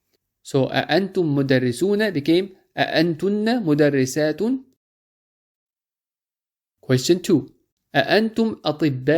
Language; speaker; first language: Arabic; non-native, fluent; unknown